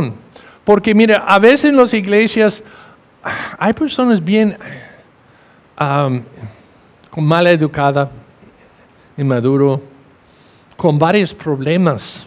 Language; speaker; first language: Spanish; non-native, fluent; English